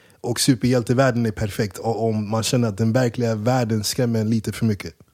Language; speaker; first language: Swedish; early bilingual, other home language; English